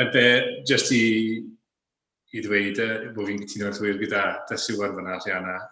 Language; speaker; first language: Welsh; native; Welsh